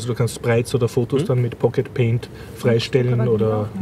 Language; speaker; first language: German; native; German